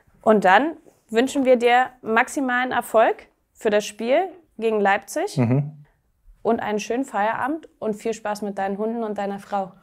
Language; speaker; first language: German; native; German